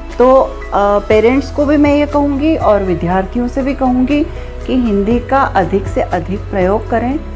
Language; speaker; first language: Hindi; native; Hindi